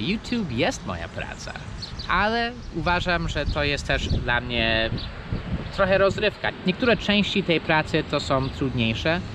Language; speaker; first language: Polish; early bilingual, heritage; Polish